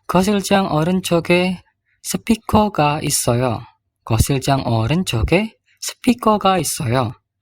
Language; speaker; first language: Korean; non-native, fluent; Indonesian